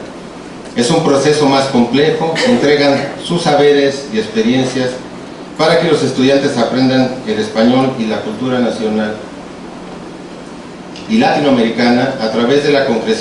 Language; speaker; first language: Spanish; native; Spanish